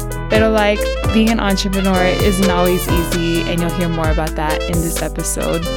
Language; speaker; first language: English; early bilingual, other home language; Spanish